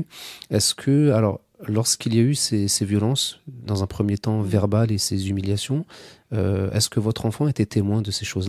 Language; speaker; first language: French; native; French